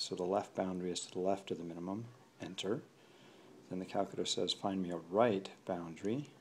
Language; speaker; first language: English; native; English